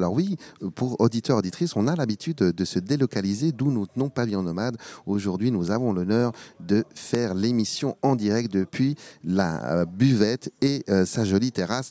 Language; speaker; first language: French; native; French